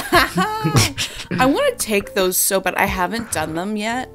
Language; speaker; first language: English; native; English